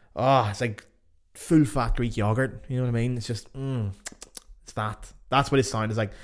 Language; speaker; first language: English; native; English